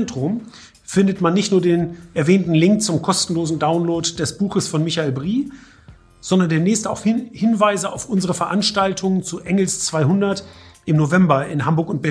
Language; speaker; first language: German; native; German